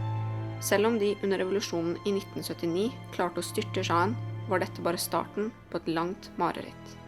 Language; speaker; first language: Norwegian; early bilingual, other home language; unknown